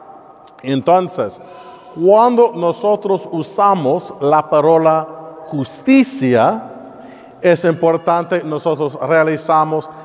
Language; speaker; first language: Spanish; non-native, learner; English